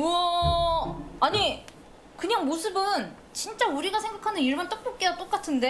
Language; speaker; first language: Korean; native; Korean